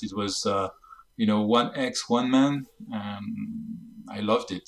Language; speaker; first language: English; non-native, fluent; French